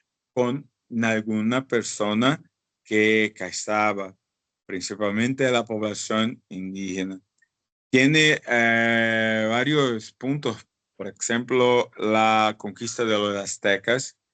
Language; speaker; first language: Spanish; non-native, fluent; Portuguese